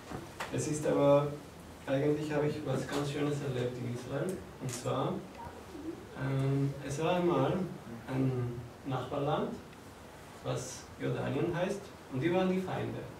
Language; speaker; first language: German; non-native, fluent; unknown